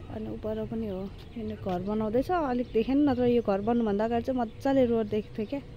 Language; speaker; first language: Nepali; non-native, local second language; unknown